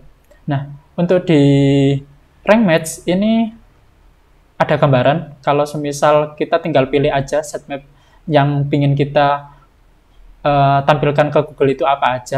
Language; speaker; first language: Indonesian; native; Indonesian